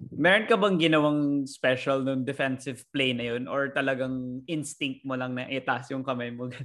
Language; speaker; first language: Filipino; native; Filipino